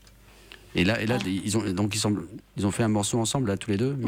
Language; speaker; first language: French; native; French